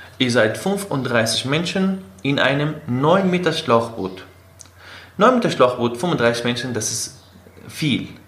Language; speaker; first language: German; non-native, fluent; Kurdish